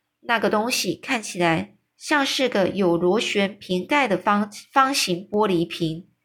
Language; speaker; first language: Chinese; native; Chinese